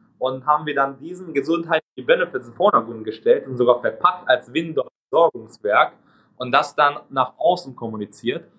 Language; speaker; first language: German; non-native, fluent; Hungarian